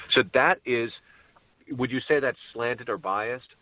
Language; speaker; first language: English; native; English